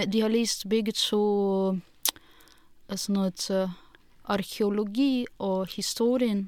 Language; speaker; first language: Danish; non-native, fluent; Russian